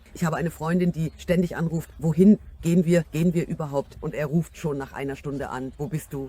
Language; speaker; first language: German; non-native, fluent; Russian